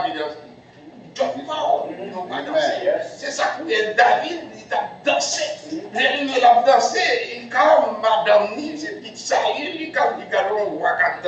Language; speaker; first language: French; non-native, local second language; Haitian Creole